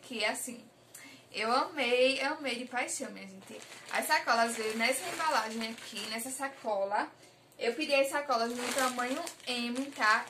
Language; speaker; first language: Portuguese; native; Portuguese